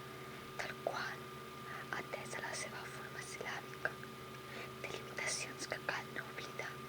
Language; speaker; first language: Catalan; non-native, local second language; Spanish